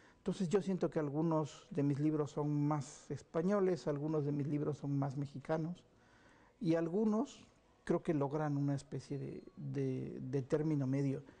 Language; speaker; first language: Spanish; native; Spanish